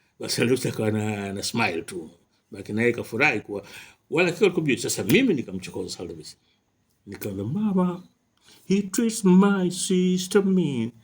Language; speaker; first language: Swahili; native; Swahili